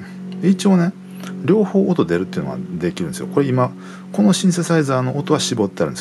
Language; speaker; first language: Japanese; native; Japanese